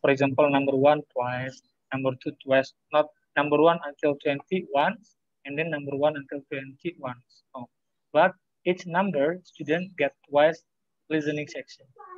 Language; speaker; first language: English; non-native, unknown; Indonesian